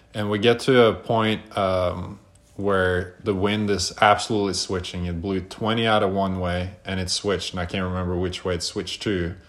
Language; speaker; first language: English; non-native, fluent; Norwegian